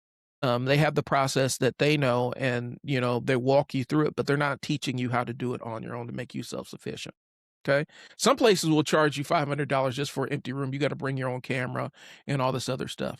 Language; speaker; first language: English; native; English